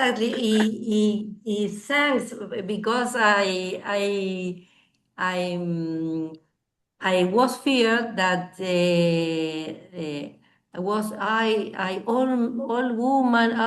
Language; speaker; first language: English; non-native, learner; Spanish